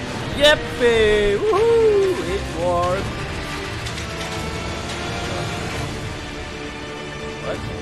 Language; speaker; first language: English; non-native, fluent; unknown